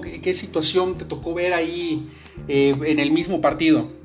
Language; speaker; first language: Spanish; native; Spanish